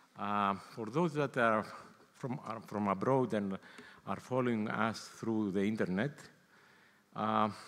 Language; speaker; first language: English; non-native, fluent; Greek